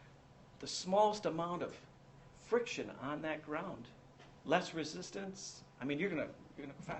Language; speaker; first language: English; native; English